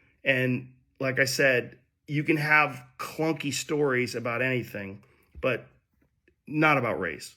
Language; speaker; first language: English; native; English